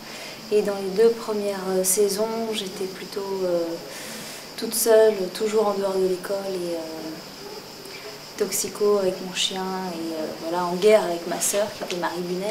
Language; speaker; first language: French; native; French